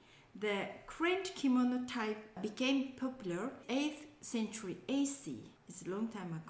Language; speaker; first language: English; non-native, learner; Japanese